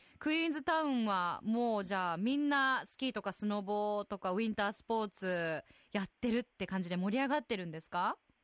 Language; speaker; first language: Japanese; native; Japanese